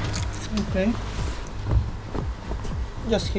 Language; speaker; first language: English; non-native, learner; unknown